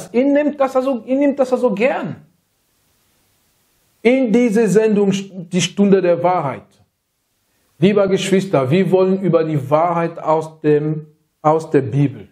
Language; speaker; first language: German; non-native, learner; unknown